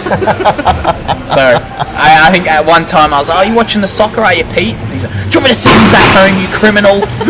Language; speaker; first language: English; native; English